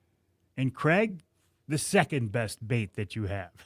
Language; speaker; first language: English; native; English